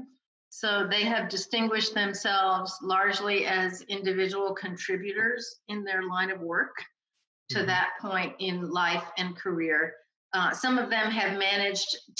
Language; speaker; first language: English; native; English